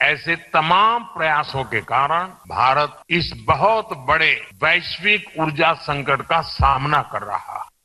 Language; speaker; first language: Hindi; non-native, local second language; Gujarati